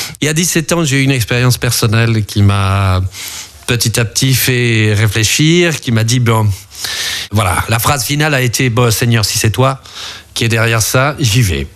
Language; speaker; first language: French; early bilingual, other home language; Spanish